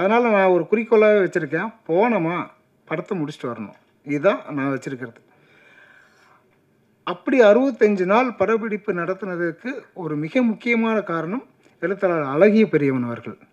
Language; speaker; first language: Tamil; native; Tamil